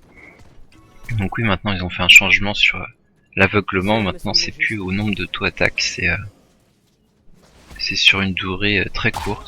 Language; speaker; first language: French; native; French